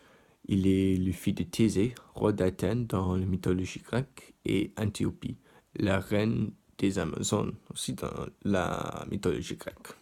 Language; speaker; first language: French; non-native, learner; English